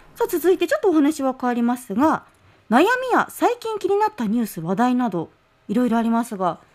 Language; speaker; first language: Japanese; non-native, fluent; English